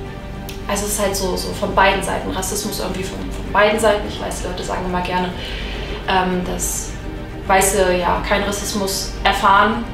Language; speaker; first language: German; native; German